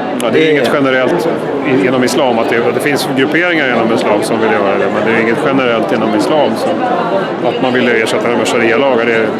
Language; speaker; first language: Swedish; native; Swedish